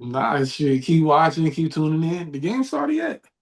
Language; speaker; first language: English; native; English